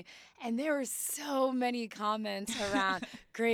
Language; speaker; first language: English; native; English